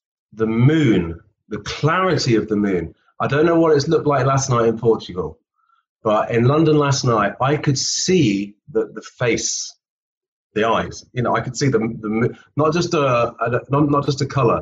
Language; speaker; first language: English; native; English